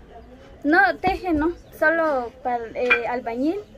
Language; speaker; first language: Spanish; non-native, local second language; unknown